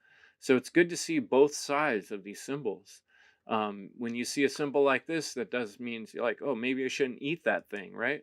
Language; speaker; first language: English; native; English